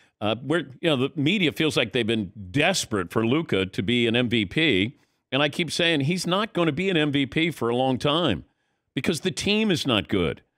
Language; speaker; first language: English; native; English